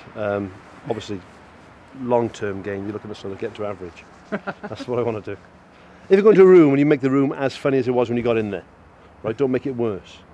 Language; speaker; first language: English; native; English